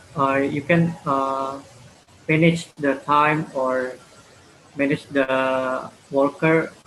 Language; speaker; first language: English; non-native, learner; Malay